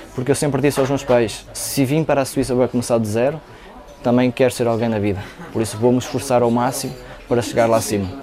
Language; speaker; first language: Portuguese; native; Portuguese